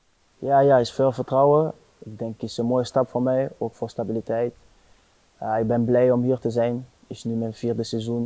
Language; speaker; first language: Dutch; non-native, fluent; French